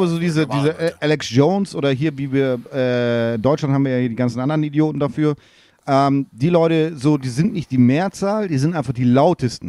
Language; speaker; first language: German; native; German